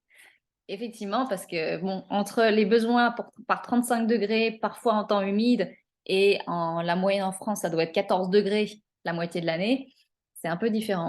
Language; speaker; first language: French; native; French